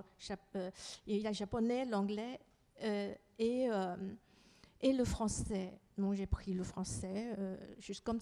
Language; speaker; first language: French; non-native, fluent; Chinese